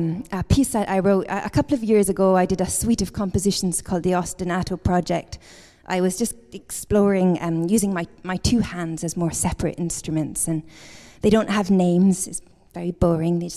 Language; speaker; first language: English; native; English